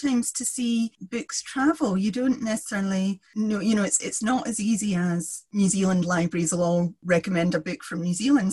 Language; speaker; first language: English; native; English